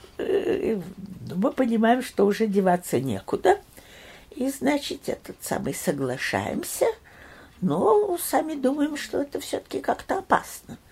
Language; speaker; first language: Russian; early bilingual, heritage; Russian